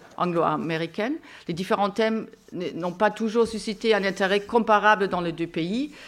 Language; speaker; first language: French; non-native, fluent; German